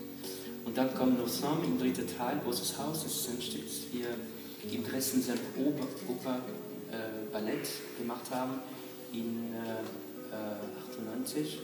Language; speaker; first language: German; non-native, fluent; French